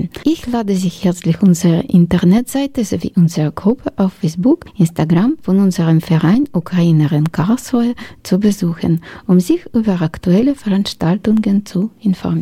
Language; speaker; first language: German; non-native, learner; Ukrainian